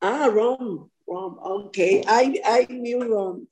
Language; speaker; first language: English; non-native, learner; Spanish